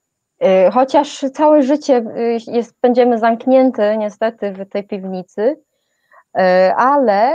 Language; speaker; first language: Polish; non-native, fluent; Chinese